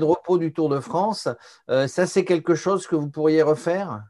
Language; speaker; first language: French; native; French